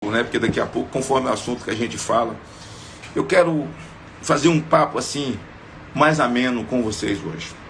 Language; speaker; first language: Portuguese; native; Portuguese